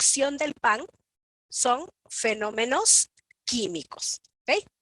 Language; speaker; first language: Spanish; native; Spanish